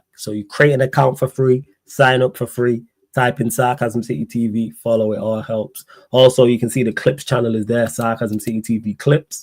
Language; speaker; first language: English; native; English